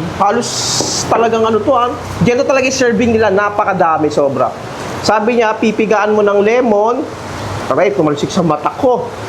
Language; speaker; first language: Filipino; native; Filipino